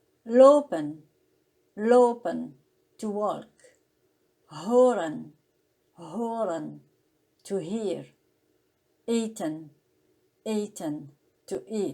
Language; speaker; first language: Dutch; non-native, learner; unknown